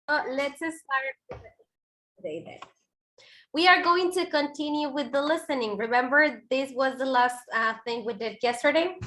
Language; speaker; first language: English; non-native, fluent; Spanish